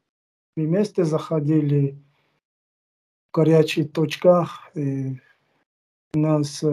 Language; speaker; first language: Russian; non-native, fluent; Georgian